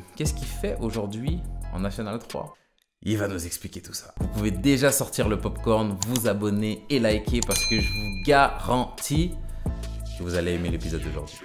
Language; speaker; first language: French; native; French